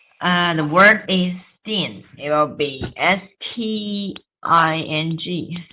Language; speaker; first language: English; non-native, learner; Chinese